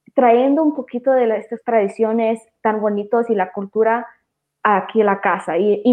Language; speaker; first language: Spanish; early bilingual, heritage; Spanish